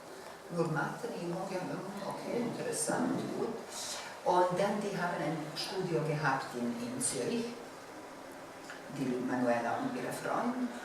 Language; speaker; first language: German; non-native, fluent; Bosnian